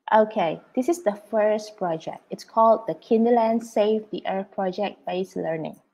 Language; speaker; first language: English; non-native, fluent; Indonesian